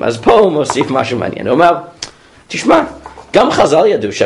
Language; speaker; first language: Hebrew; non-native, fluent; English